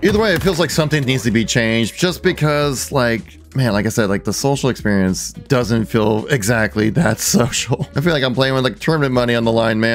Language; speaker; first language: English; native; English